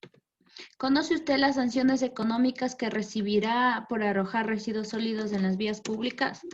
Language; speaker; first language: Spanish; native; Spanish